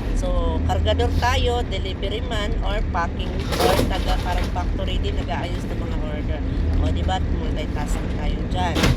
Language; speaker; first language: Filipino; non-native, local second language; Cebuano